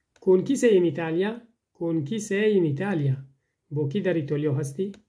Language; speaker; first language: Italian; non-native, learner; Persian